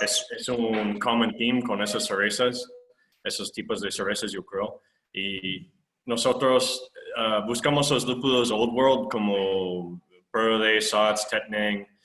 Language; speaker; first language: Spanish; non-native, fluent; English